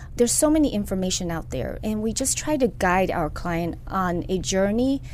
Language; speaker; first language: English; early bilingual, other home language; Chinese